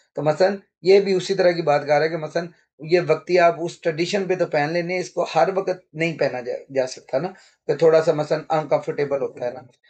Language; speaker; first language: Urdu; non-native, local second language; Punjabi